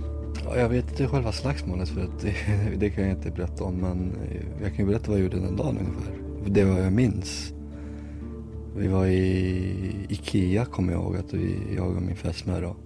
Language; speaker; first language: Swedish; early bilingual, other home language; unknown